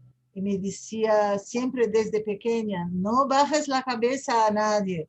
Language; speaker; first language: Spanish; non-native, fluent; Portuguese